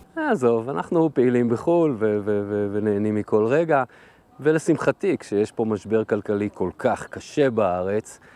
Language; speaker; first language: Hebrew; native; Hebrew